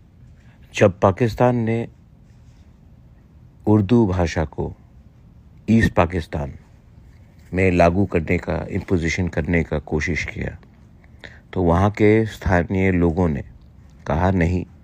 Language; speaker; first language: Hindi; non-native, local second language; Kok Borok